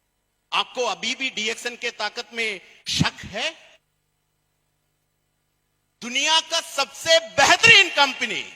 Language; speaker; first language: Hindi; non-native, local second language; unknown